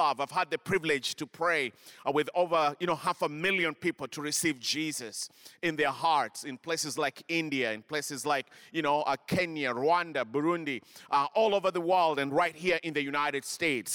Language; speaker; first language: English; non-native, local second language; Luyia